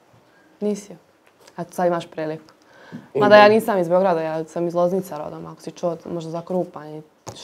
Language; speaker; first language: Serbian; native; Serbian